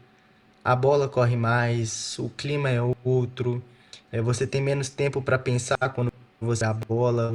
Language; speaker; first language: Portuguese; native; Portuguese